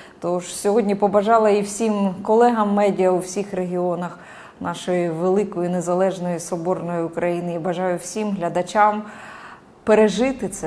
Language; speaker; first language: Ukrainian; native; Ukrainian